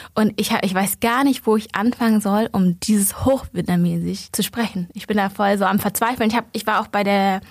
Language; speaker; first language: German; early bilingual, other home language; Vietnamese